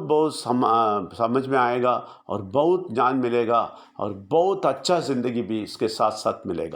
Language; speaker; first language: Hindi; non-native, local second language; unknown